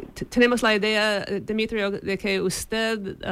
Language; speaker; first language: Spanish; non-native, fluent; English